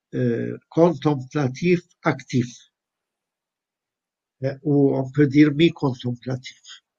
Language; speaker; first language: French; non-native, fluent; Arabic